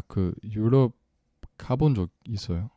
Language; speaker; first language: Korean; non-native, learner; English